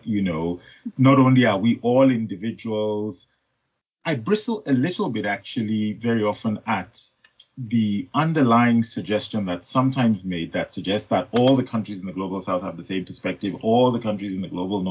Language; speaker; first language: English; non-native, local second language; Yoruba